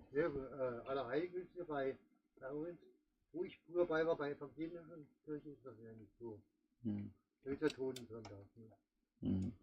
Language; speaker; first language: German; native; German